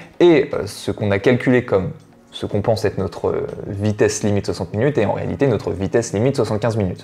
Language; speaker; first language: French; native; French